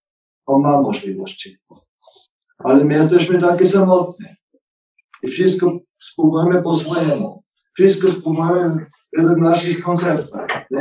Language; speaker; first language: Polish; non-native, learner; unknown